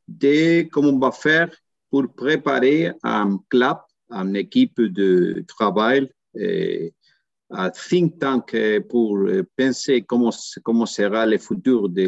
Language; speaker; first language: French; non-native, learner; Spanish